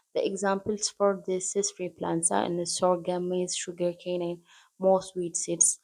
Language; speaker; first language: English; non-native, local second language; Amharic